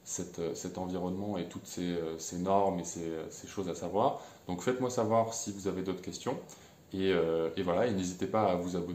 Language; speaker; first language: French; native; French